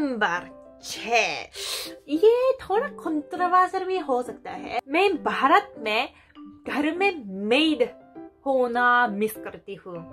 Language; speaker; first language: Hindi; non-native, fluent; Japanese